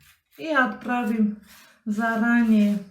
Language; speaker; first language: Russian; non-native, local second language; Armenian